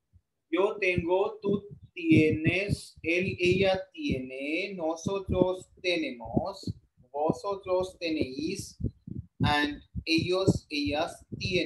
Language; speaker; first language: Spanish; non-native, learner; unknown